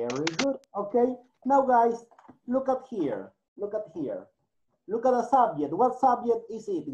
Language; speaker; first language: English; non-native, learner; Spanish